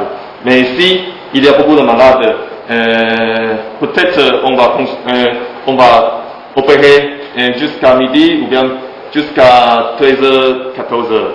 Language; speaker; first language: French; non-native, fluent; Chinese